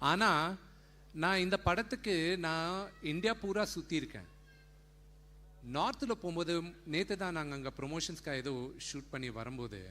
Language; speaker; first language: Tamil; non-native, local second language; Telugu